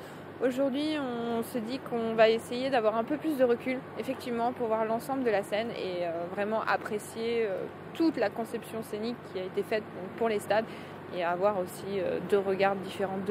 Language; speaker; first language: French; native; French